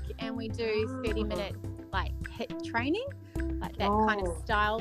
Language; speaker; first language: English; native; English